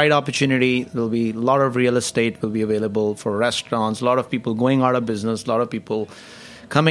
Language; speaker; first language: English; non-native, local second language; Hindi